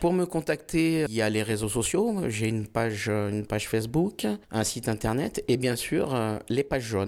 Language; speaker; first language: French; native; French